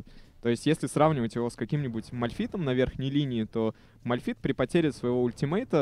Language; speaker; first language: Russian; native; Russian